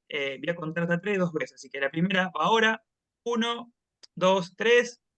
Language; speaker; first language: Spanish; native; Spanish